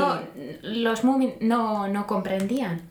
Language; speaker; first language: Spanish; non-native, fluent; Finnish